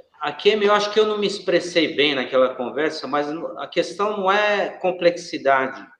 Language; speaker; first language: Portuguese; native; Portuguese